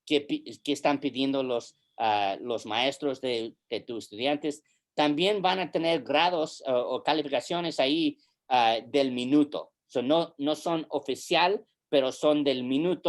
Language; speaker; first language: Spanish; early bilingual, heritage; English